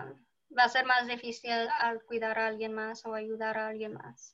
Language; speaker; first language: Spanish; early bilingual, heritage; Spanish